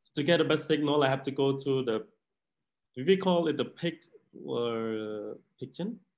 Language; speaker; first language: English; non-native, learner; Khmer